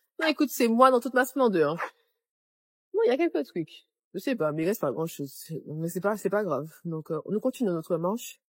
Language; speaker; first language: French; native; French